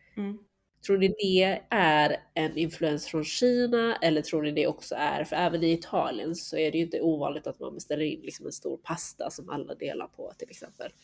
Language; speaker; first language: Swedish; early bilingual, other home language; Chinese